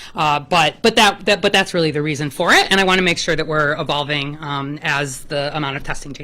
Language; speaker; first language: English; native; English